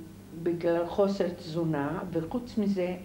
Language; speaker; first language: Hebrew; non-native, fluent; Polish